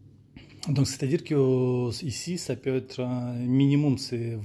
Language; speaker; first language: French; non-native, learner; Russian